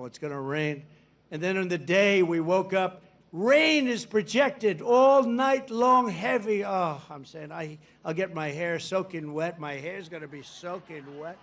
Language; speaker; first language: English; native; English